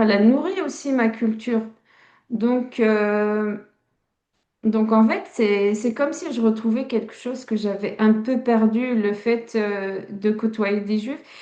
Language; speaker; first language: French; early bilingual, other home language; Tachelhit